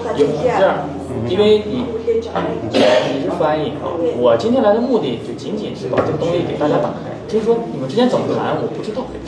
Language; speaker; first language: Chinese; native; Chinese